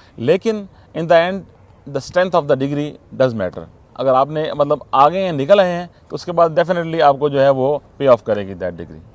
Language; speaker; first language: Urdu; non-native, local second language; Saraiki